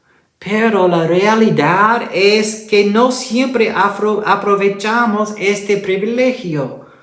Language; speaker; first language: Spanish; non-native, fluent; English